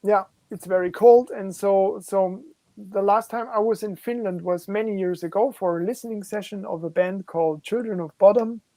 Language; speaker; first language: English; non-native, fluent; German